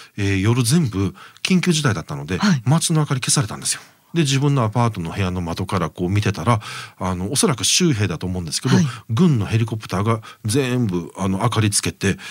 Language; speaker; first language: Japanese; native; Japanese